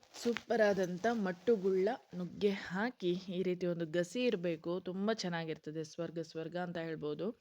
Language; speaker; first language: Kannada; non-native, local second language; Konkani